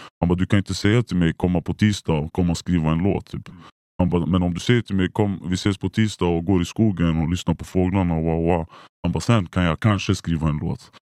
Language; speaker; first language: Swedish; native; Swedish